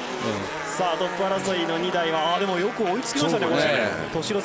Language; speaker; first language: Japanese; native; Japanese